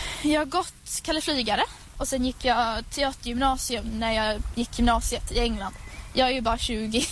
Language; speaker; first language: Swedish; native; Swedish